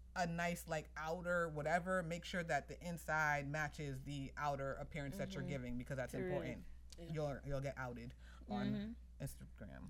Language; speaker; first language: English; native; English